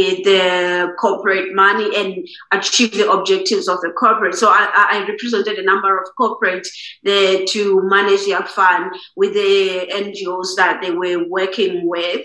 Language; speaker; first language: English; non-native, local second language; Xhosa